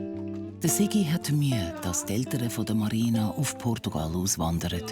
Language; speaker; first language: German; native; German